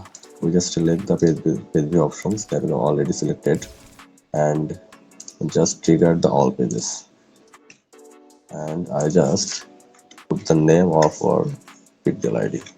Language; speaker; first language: English; non-native, local second language; Bangla